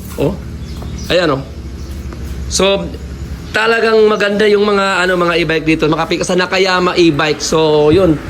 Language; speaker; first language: Filipino; native; Filipino